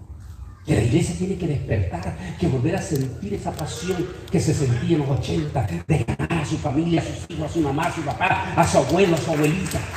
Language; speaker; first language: Spanish; native; Spanish